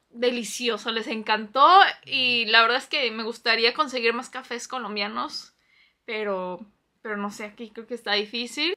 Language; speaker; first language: Spanish; non-native, fluent; Korean